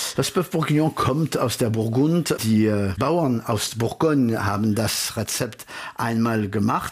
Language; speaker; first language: German; early bilingual, heritage; French